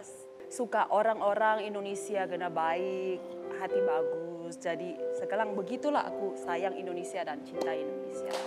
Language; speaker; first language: Indonesian; non-native, learner; Thai